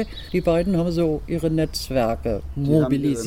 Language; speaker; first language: German; native; German